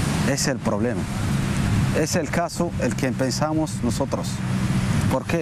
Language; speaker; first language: Spanish; non-native, learner; Arabic